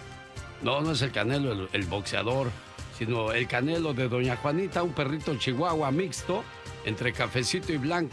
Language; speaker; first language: Spanish; native; Spanish